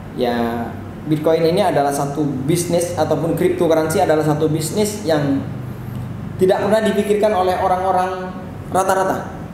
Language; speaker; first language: Indonesian; non-native, local second language; Madurese